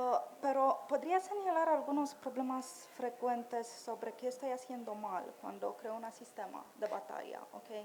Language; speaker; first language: Spanish; non-native, fluent; English